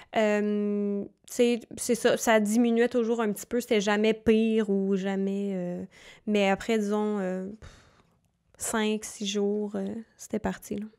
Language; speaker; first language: French; native; French